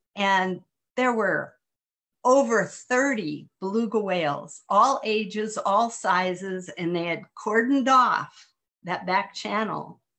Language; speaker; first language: English; native; English